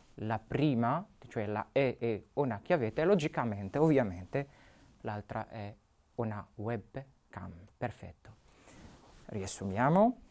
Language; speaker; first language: Italian; non-native, fluent; Arabic